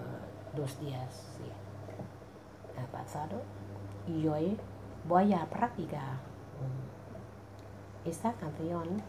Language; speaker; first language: Spanish; non-native, learner; Thai